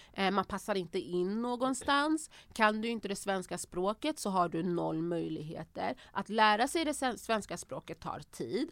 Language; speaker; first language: Swedish; early bilingual, other home language; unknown